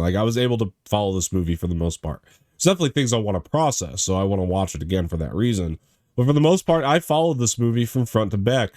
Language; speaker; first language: English; native; English